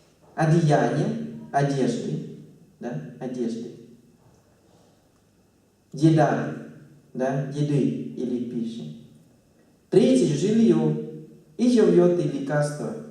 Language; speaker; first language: Russian; non-native, fluent; Thai